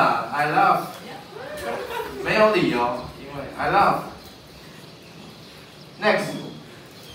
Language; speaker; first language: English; non-native, learner; Chinese